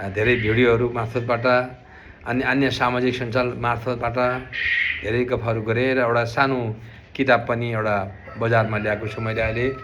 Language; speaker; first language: Nepali; non-native, local second language; Gurung